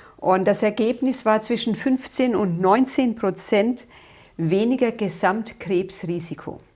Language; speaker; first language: German; native; German